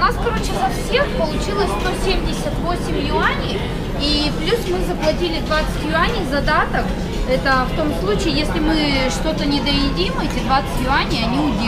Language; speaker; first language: Russian; native; Russian